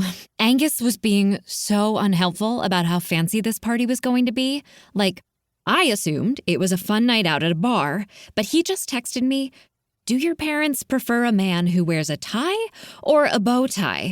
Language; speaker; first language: English; native; English